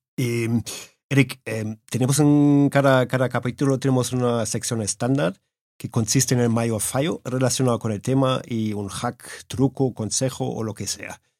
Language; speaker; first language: Spanish; early bilingual, heritage; Spanish